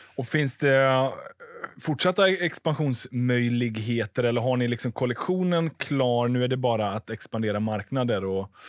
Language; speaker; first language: Swedish; native; Swedish